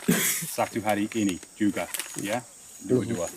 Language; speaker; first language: Indonesian; non-native, learner; English